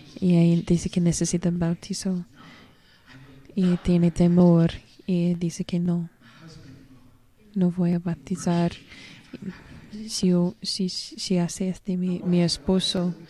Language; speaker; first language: Spanish; non-native, learner; English